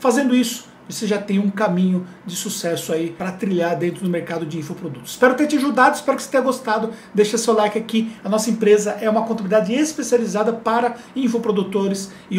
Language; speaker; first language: Portuguese; native; Portuguese